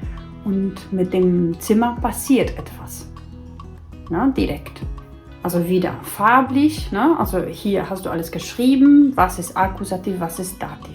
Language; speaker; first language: German; non-native, fluent; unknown